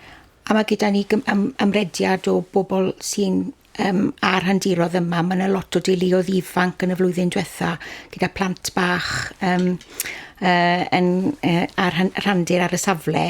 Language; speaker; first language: Welsh; native; Welsh